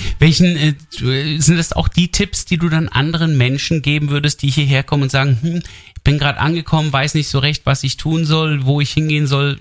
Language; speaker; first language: German; native; German